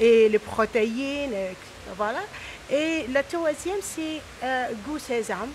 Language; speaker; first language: French; non-native, local second language; Arabic